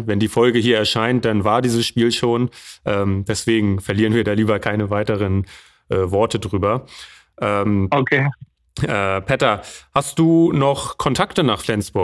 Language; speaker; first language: German; native; German